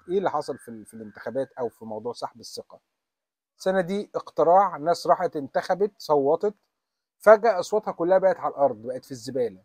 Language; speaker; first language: Arabic; native; Arabic